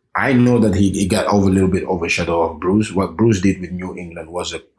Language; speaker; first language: English; early bilingual, other home language; Norwegian